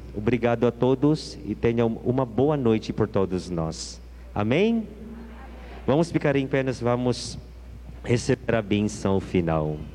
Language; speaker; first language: Portuguese; non-native, fluent; Filipino